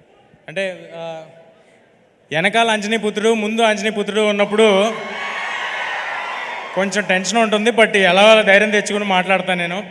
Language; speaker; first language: Telugu; native; Telugu